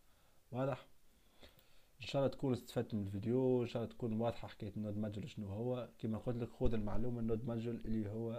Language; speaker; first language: Arabic; native; Arabic